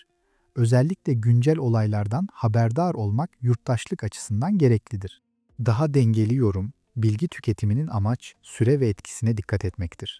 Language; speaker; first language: Turkish; native; Turkish